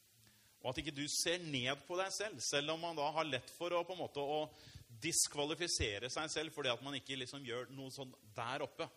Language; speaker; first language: Norwegian; native; Norwegian